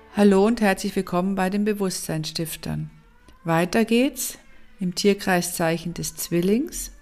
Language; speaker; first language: German; native; German